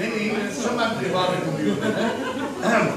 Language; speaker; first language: German; native; German